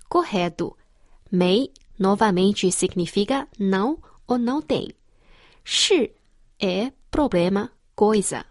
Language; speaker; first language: Portuguese; non-native, fluent; Chinese